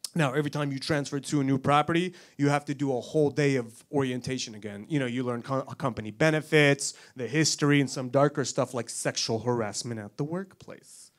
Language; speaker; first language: English; native; English